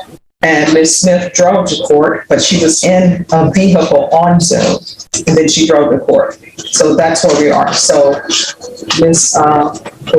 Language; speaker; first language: English; native; English